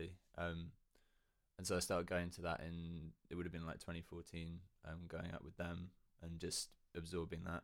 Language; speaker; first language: English; native; English